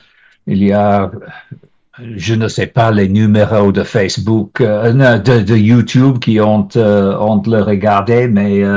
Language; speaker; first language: French; non-native, learner; English